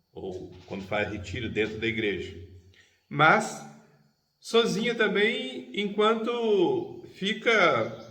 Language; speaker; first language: Portuguese; native; Portuguese